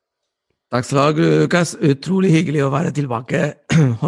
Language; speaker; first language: Norwegian; non-native, fluent; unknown